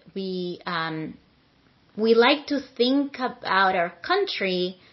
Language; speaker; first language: English; non-native, fluent; Spanish